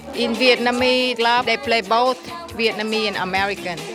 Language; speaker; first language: English; non-native, learner; Vietnamese